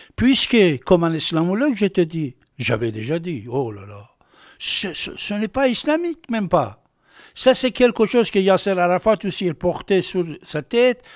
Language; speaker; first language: French; non-native, fluent; Persian